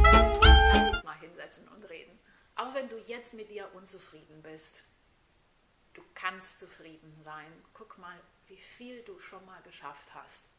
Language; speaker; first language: German; native; German